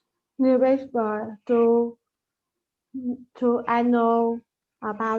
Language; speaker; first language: English; non-native, learner; Vietnamese